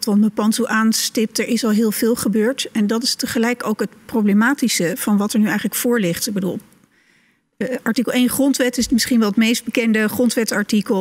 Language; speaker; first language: Dutch; native; Dutch